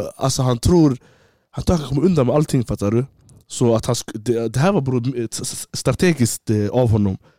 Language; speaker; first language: Swedish; early bilingual, other home language; Somali